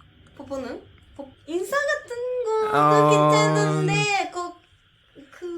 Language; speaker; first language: Korean; non-native, learner; Japanese